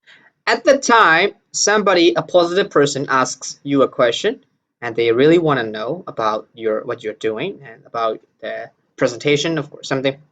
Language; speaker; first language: English; non-native, fluent; Burmese